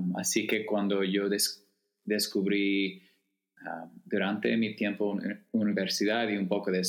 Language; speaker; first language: Spanish; non-native, fluent; English